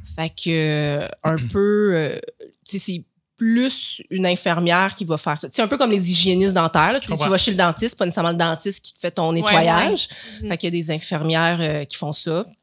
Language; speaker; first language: French; native; French